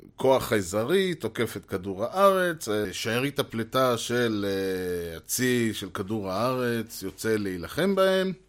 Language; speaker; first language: Hebrew; native; Hebrew